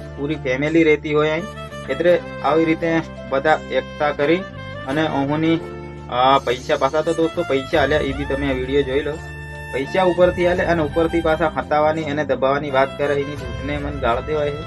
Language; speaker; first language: Gujarati; non-native, local second language; Bhili